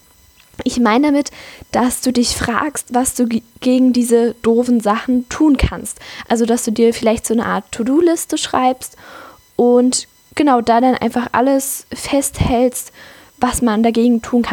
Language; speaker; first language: German; native; German